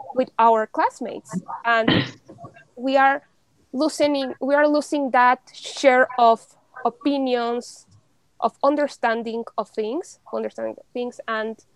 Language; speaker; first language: English; non-native, fluent; Spanish